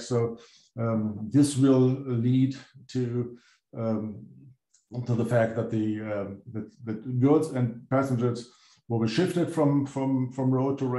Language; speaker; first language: English; non-native, fluent; German